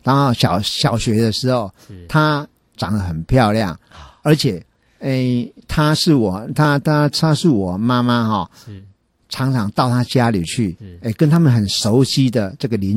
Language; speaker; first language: Chinese; native; Chinese